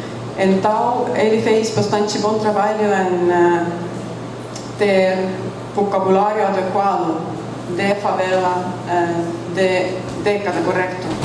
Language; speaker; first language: Portuguese; non-native, fluent; Estonian